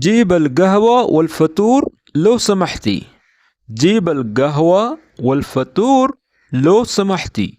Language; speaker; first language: Arabic; non-native, fluent; Urdu